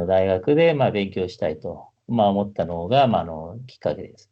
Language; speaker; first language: Japanese; native; Japanese